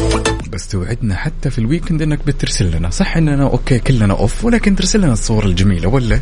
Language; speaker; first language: Arabic; native; Arabic